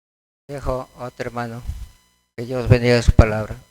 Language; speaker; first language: Spanish; native; Spanish